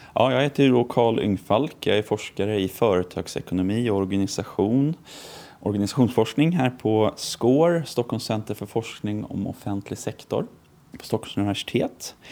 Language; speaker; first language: Swedish; native; Swedish